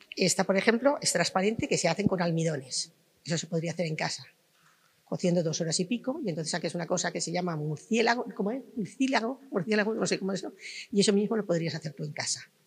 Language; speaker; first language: Spanish; native; Spanish